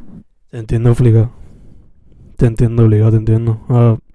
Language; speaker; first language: Spanish; native; Spanish